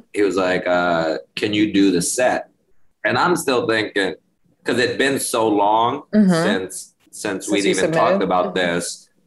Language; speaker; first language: English; early bilingual, other home language; Spanish